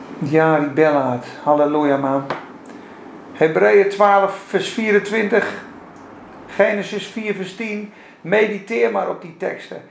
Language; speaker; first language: Dutch; non-native, fluent; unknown